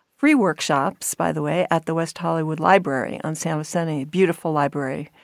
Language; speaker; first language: English; native; English